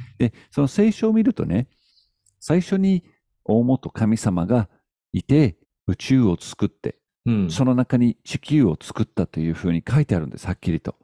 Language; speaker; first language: Japanese; native; Japanese